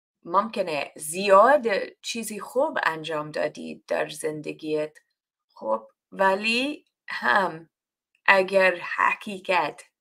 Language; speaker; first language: Persian; non-native, learner; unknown